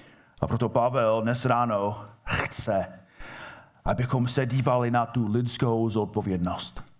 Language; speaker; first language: Czech; non-native, fluent; English